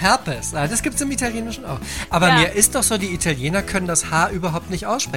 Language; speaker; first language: German; native; German